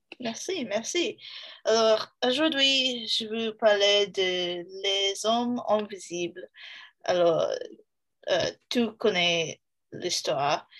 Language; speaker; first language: French; non-native, learner; English